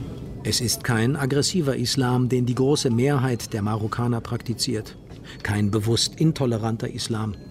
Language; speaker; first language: German; native; German